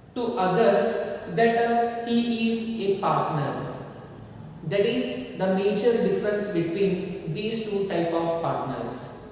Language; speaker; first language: English; non-native, local second language; Kannada